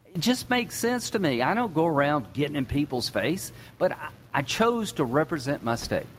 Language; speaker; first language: English; native; English